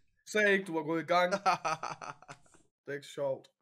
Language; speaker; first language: Danish; native; Danish